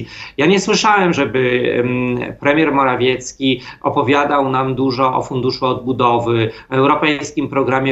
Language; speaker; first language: Polish; native; Polish